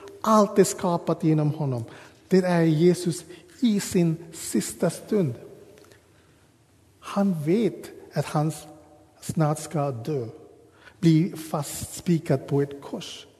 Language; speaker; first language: Swedish; non-native, fluent; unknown